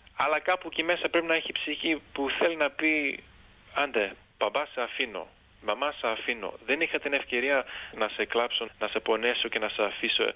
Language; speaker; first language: Greek; early bilingual, heritage; Greek